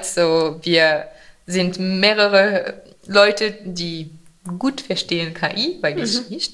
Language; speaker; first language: German; non-native, fluent; French